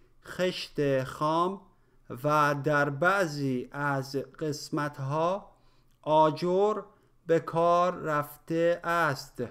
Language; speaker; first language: Persian; native; Persian